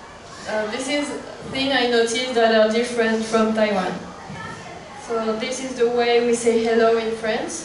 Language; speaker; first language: English; non-native, fluent; French